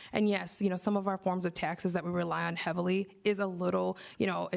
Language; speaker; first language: English; native; English